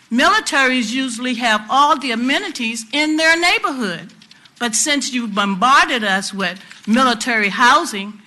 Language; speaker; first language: English; native; English